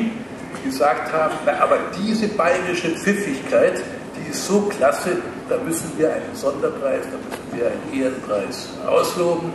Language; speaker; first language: German; native; German